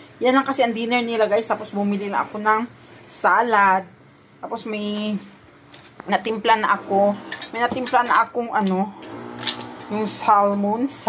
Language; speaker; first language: Filipino; non-native, local second language; Hiligaynon